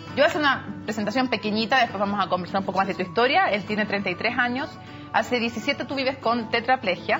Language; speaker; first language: Spanish; native; Spanish